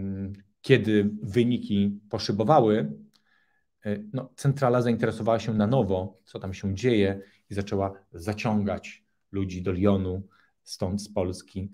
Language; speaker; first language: Polish; native; Polish